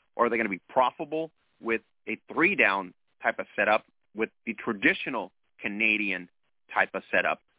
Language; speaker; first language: English; early bilingual, other home language; Spanish